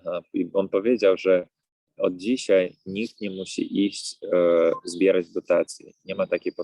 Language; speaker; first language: Polish; native; Polish